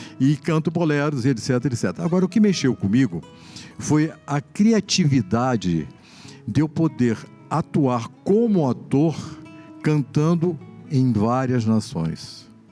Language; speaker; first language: Portuguese; early bilingual, other home language; Spanish